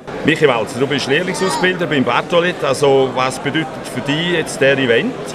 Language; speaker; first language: German; native; German